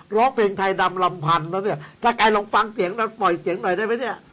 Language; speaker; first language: Thai; native; Thai